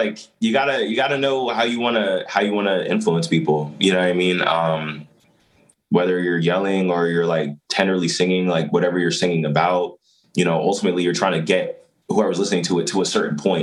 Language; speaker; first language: English; native; English